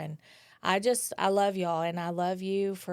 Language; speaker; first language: English; native; English